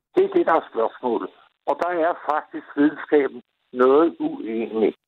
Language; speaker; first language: Danish; native; Danish